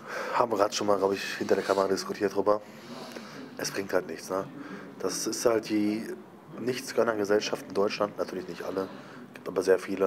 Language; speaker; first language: German; native; German